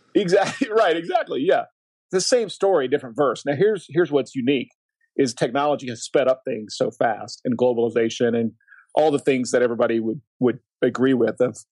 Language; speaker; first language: English; native; English